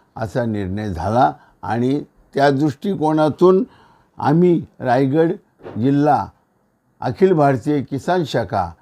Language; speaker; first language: Marathi; native; Marathi